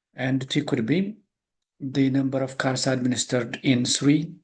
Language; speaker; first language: English; non-native, local second language; Amharic